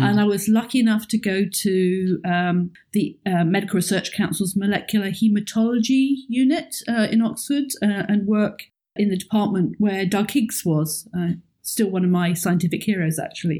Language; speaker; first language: English; native; English